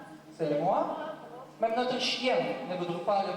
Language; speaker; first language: French; non-native, learner; Russian